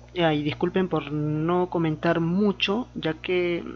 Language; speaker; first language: Spanish; native; Spanish